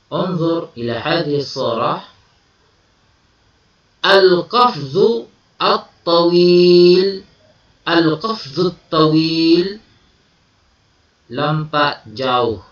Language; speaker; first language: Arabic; non-native, fluent; Malay